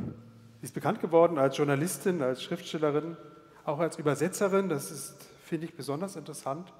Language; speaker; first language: German; native; German